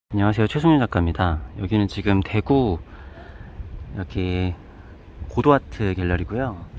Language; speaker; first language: Korean; native; Korean